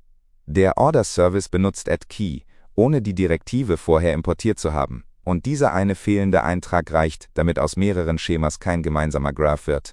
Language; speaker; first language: German; native; German